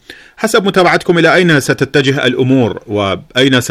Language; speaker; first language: Arabic; native; Arabic